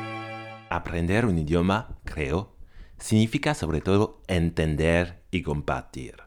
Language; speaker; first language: Spanish; non-native, fluent; French